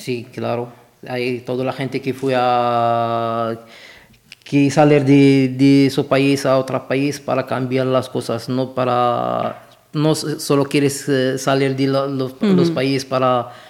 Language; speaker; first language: Spanish; non-native, learner; Arabic